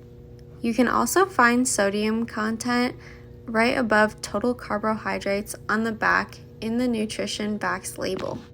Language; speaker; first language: English; native; English